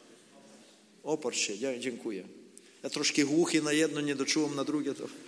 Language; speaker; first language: Polish; non-native, learner; Ukrainian